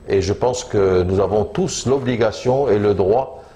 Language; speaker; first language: French; non-native, local second language; Arabic